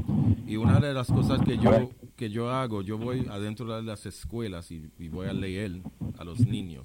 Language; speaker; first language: Spanish; non-native, local second language; English